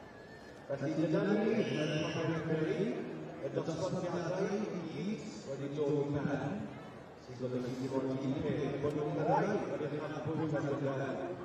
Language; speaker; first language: Welsh; native; Welsh